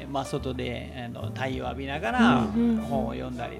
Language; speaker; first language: Japanese; non-native, fluent; Danish